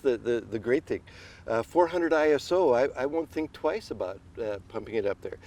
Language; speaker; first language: English; native; English